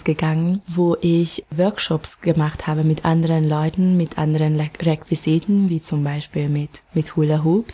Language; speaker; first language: German; non-native, fluent; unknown